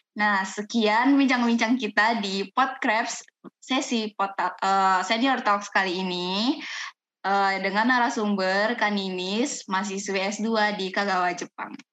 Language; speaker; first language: Indonesian; native; Indonesian